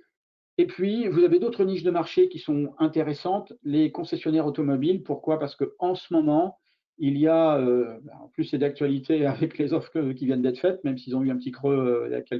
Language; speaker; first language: French; native; French